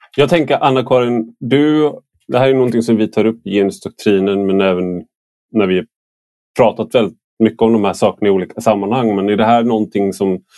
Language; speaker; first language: Swedish; native; Swedish